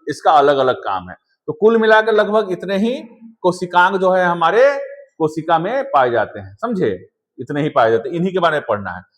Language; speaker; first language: Hindi; native; Hindi